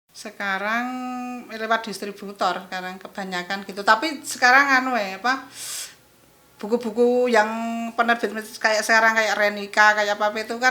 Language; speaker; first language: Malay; non-native, local second language; Javanese